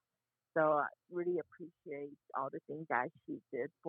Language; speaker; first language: English; native; English